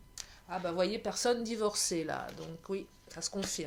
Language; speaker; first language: French; native; French